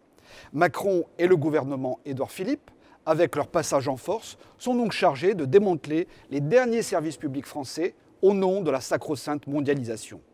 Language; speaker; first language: French; native; French